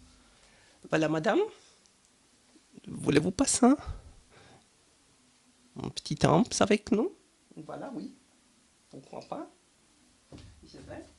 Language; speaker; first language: French; non-native, learner; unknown